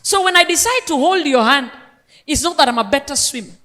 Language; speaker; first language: English; non-native, local second language; Luo (Kenya and Tanzania)